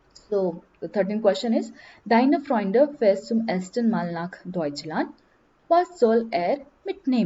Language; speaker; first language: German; non-native, learner; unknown